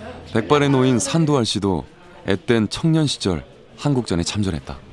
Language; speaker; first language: Korean; native; Korean